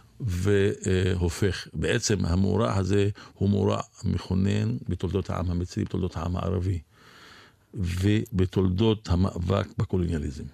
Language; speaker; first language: Hebrew; non-native, local second language; Arabic